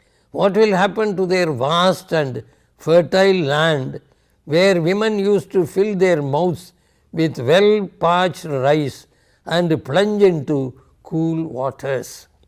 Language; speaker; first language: English; non-native, local second language; Tamil